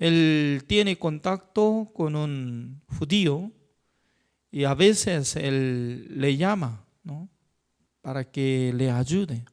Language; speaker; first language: Spanish; non-native, fluent; Korean